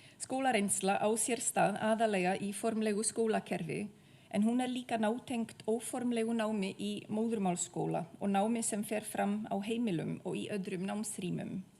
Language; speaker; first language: Icelandic; non-native, fluent; Czech